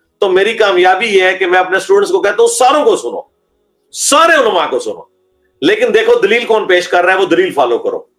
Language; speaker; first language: Urdu; non-native, local second language; Punjabi